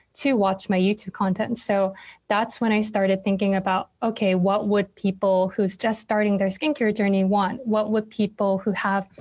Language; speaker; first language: English; non-native, fluent; Korean